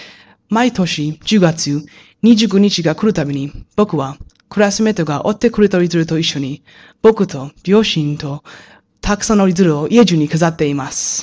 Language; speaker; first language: Japanese; non-native, learner; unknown